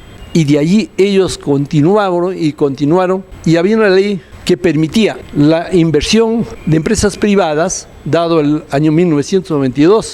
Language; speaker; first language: Spanish; native; Spanish